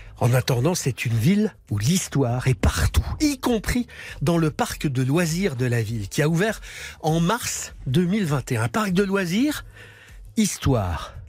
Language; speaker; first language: French; native; French